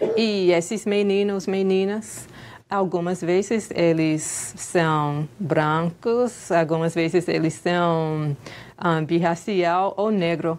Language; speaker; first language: Portuguese; non-native, fluent; English